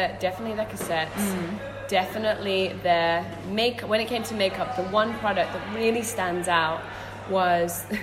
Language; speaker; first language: English; native; English